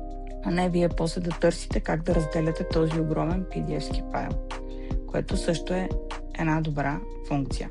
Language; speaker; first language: Bulgarian; native; Bulgarian